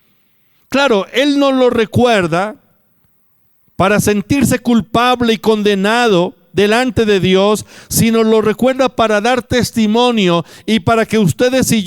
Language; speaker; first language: Spanish; native; Spanish